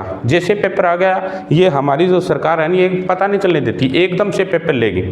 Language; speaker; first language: Hindi; native; Hindi